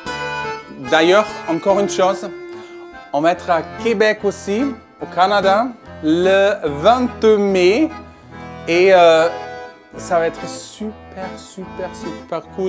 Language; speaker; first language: French; non-native, learner; German